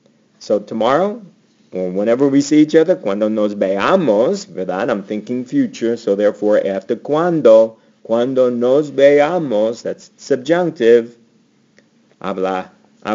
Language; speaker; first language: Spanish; non-native, fluent; English